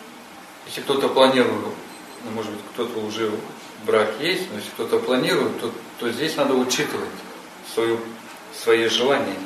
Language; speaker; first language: Russian; native; Russian